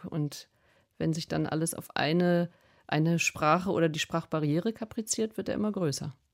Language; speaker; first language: German; native; German